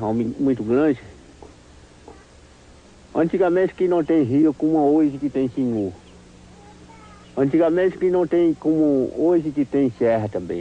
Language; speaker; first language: Portuguese; non-native, local second language; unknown